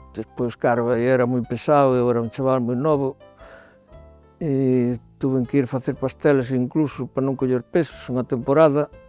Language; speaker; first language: Galician; native; Galician